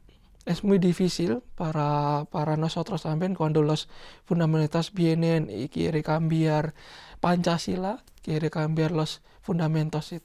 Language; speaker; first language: Spanish; non-native, learner; Indonesian